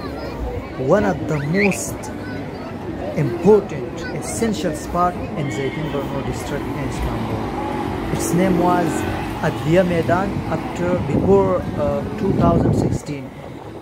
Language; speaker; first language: English; non-native, fluent; Pashto